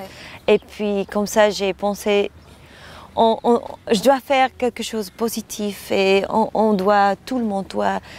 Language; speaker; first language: French; non-native, learner; German